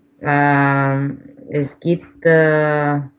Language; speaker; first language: German; non-native, learner; Romanian